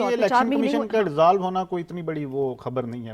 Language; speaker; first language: Urdu; native; Urdu